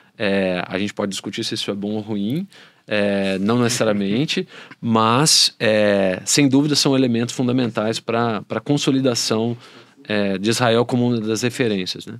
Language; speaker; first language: Portuguese; native; Portuguese